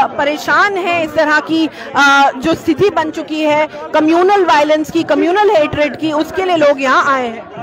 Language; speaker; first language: Hindi; native; Hindi